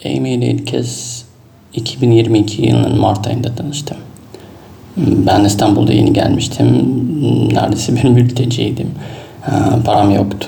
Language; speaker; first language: Turkish; non-native, fluent; Russian